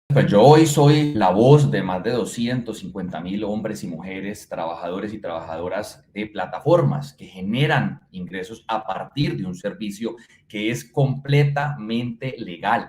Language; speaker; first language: Spanish; native; Spanish